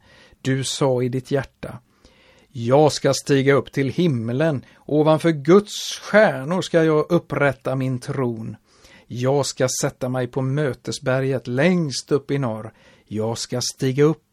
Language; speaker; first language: Swedish; native; Swedish